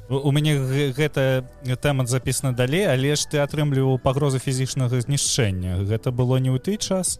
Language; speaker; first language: Belarusian; non-native, local second language; Russian